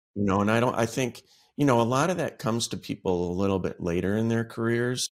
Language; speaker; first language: English; native; English